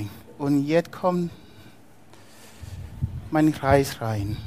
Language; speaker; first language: German; non-native, fluent; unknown